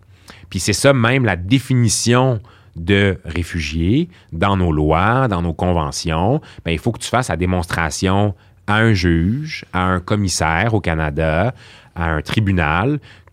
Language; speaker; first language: French; early bilingual, other home language; Arabic